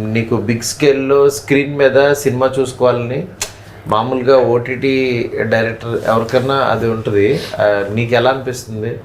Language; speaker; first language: Telugu; native; Telugu